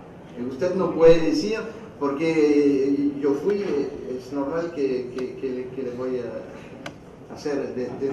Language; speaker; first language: Spanish; non-native, fluent; French